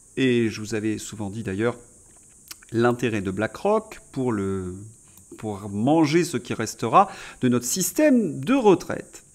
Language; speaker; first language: French; native; French